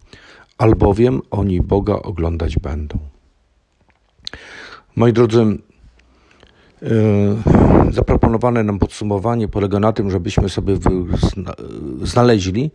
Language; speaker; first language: Polish; native; Polish